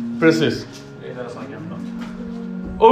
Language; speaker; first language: Swedish; early bilingual, other home language; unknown